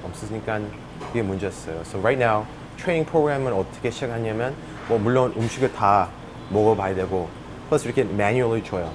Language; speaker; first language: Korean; early bilingual, heritage; English